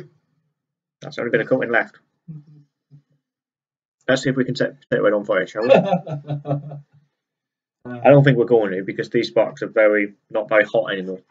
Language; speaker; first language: English; native; English